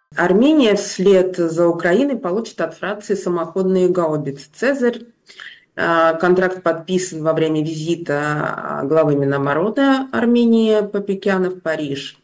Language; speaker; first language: Russian; native; Russian